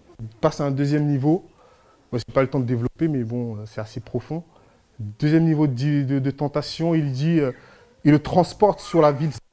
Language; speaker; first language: French; early bilingual, other home language; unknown